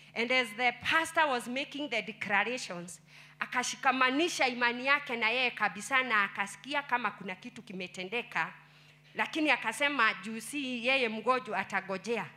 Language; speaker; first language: Swahili; non-native, local second language; Kikuyu